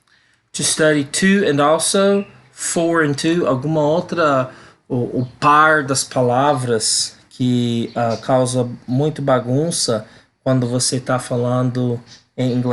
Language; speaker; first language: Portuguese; non-native, learner; English